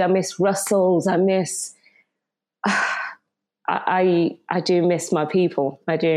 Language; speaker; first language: English; native; English